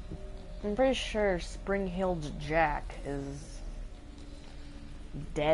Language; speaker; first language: English; native; English